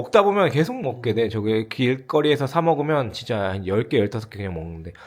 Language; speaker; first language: Korean; native; Korean